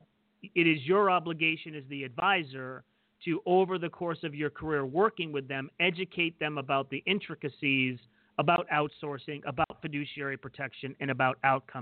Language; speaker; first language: English; native; English